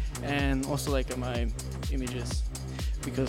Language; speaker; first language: English; non-native, learner; Slovak